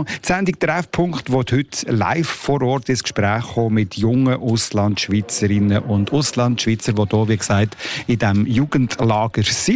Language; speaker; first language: German; native; German